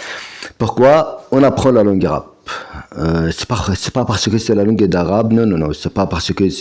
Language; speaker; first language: French; non-native, fluent; Arabic